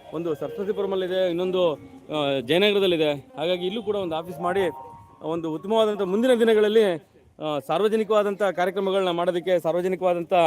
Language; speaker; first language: Kannada; native; Kannada